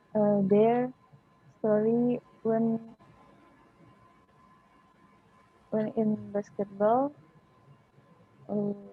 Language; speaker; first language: English; non-native, learner; Indonesian